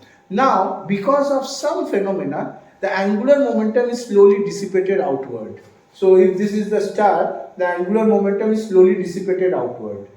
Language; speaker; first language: English; non-native, local second language; Bangla